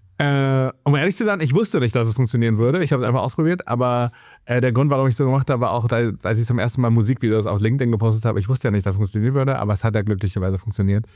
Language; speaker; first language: German; early bilingual, other home language; Chinese